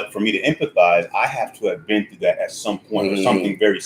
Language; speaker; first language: English; native; English